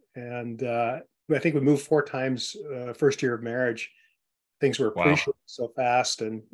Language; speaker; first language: English; native; English